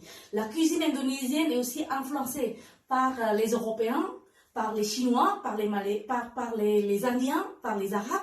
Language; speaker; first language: French; non-native, fluent; Indonesian